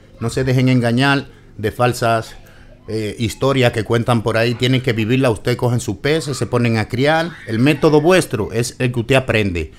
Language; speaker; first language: Spanish; native; Spanish